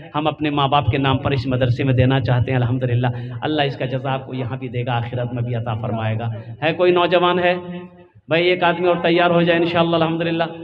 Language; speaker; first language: Hindi; non-native, local second language; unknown